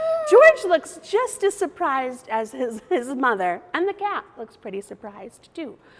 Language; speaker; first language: English; native; English